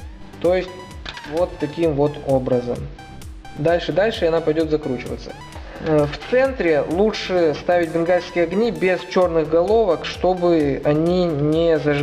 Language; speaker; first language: Russian; native; Russian